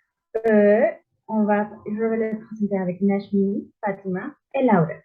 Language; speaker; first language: French; non-native, learner; Spanish